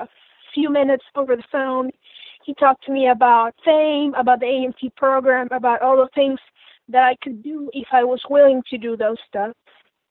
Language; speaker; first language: English; non-native, fluent; Spanish